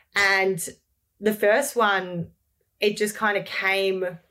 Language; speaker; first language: English; native; English